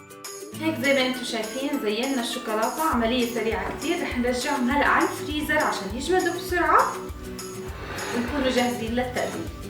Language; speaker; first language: Arabic; native; Arabic